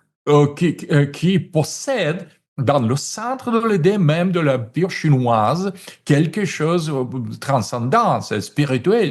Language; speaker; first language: French; non-native, fluent; Russian